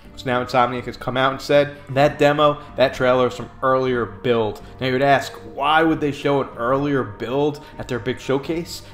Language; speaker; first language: English; native; English